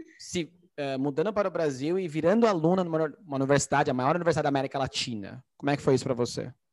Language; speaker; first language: Portuguese; native; Portuguese